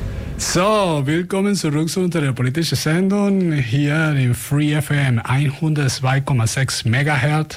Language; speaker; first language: German; non-native, fluent; Spanish